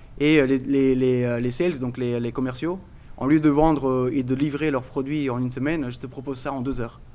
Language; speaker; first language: French; non-native, fluent; Portuguese